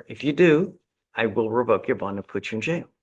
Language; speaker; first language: English; native; English